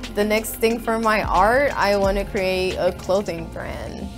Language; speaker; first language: English; native; English